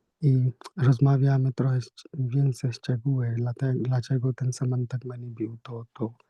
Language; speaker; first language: Polish; non-native, learner; Hindi